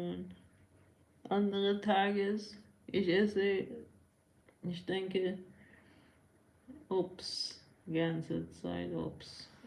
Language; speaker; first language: German; non-native, learner; Persian